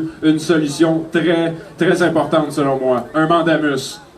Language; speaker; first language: French; native; French